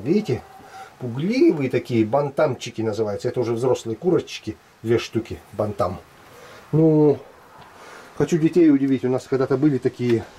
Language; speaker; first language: Russian; native; Russian